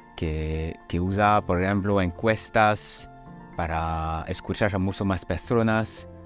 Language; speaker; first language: Spanish; non-native, fluent; French